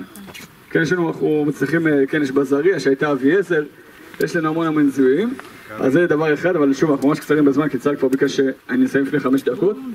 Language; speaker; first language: Hebrew; native; Hebrew